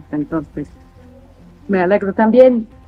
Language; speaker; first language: Spanish; non-native, fluent; English